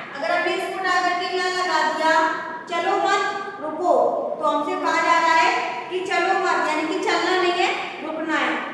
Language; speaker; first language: Hindi; native; Hindi